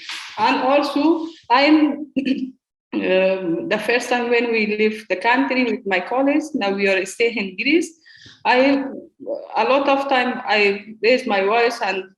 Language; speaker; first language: English; non-native, learner; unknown